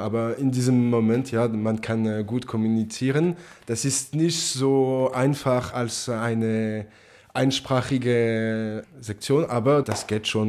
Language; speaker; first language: German; non-native, local second language; French